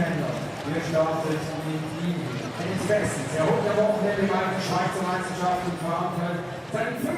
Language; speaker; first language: German; native; German